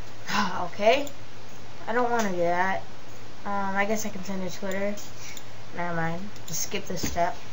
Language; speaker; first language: English; native; English